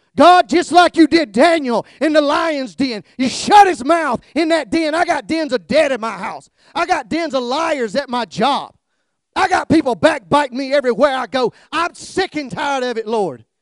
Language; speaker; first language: English; native; English